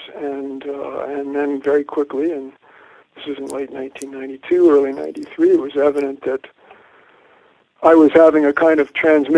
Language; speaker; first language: English; native; English